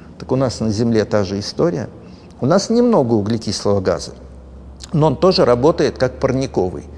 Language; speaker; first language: Russian; native; Russian